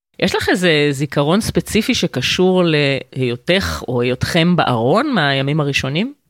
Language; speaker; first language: Hebrew; native; Hebrew